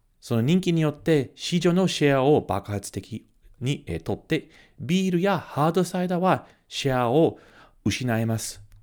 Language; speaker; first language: Japanese; early bilingual, heritage; Japanese